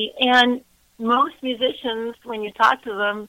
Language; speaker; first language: English; native; English